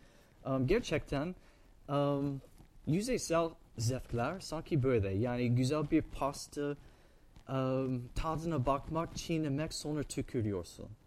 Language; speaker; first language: Turkish; non-native, fluent; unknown